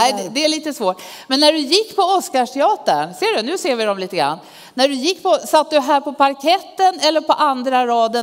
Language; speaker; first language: Swedish; native; Swedish